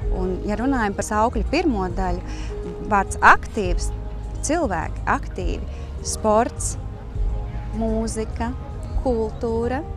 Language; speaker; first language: Latvian; native; Latvian